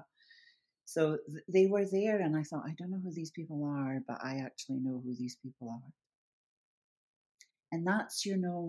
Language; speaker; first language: English; native; English